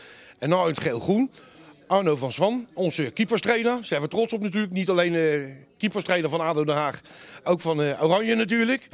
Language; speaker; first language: Dutch; native; Dutch